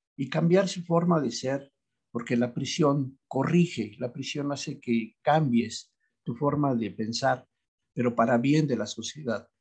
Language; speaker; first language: Spanish; native; Spanish